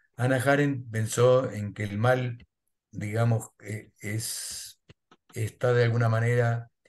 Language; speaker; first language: Spanish; native; Spanish